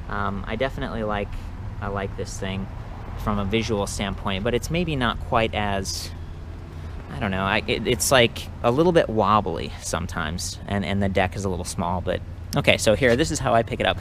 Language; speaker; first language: English; native; English